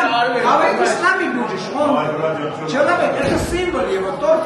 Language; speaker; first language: Russian; non-native, fluent; Armenian